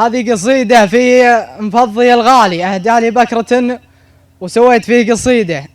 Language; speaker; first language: Arabic; native; Arabic